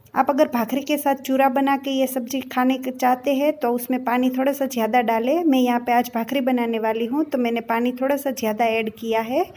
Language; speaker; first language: Hindi; non-native, local second language; Gujarati